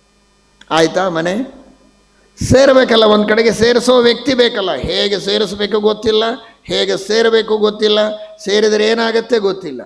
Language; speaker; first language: Kannada; native; Kannada